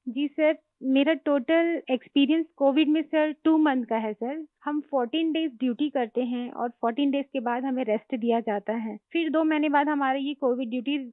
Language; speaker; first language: Hindi; native; Hindi